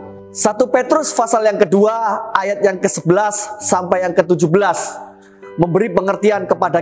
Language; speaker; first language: Indonesian; native; Indonesian